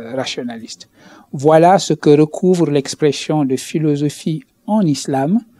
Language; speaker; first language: French; non-native, local second language; Wolof